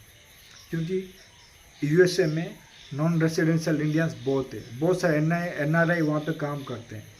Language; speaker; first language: Hindi; non-native, local second language; Odia